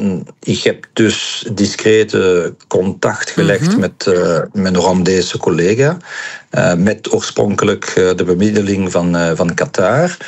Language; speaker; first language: Dutch; non-native, local second language; French